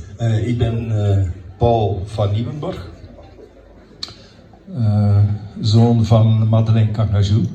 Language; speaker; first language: Dutch; early bilingual, other home language; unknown